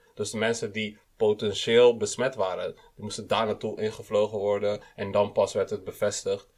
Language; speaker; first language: Dutch; early bilingual, other home language; Kinyarwanda